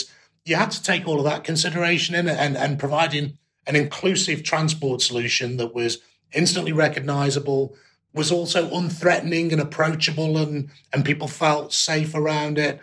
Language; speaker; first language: English; native; English